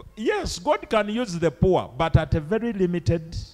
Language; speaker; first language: English; non-native, local second language; Ganda